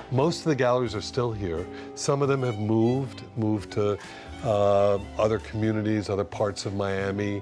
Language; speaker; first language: English; native; English